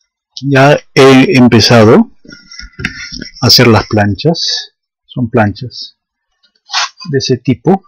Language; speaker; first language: Spanish; non-native, fluent; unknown